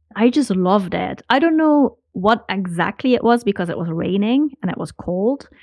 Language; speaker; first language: English; non-native, fluent; Dutch